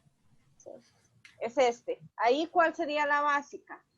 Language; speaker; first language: Spanish; native; Spanish